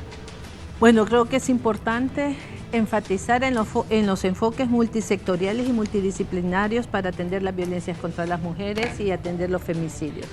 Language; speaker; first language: Spanish; native; Spanish